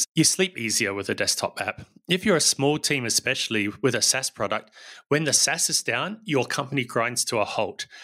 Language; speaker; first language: English; native; English